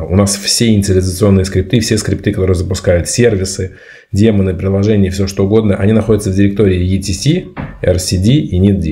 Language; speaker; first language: Russian; native; Russian